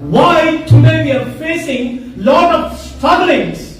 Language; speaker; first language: English; non-native, local second language; Kannada